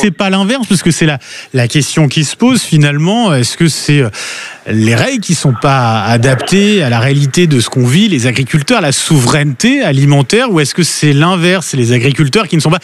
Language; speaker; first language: French; native; French